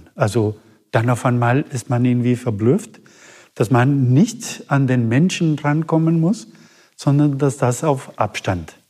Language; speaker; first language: German; non-native, fluent; Spanish